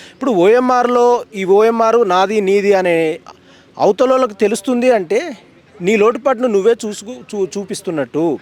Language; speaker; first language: Telugu; native; Telugu